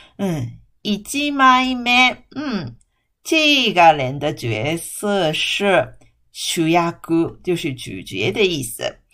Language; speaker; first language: Chinese; non-native, fluent; Japanese